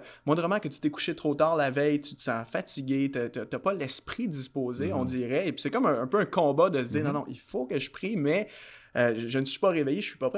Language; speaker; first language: French; native; French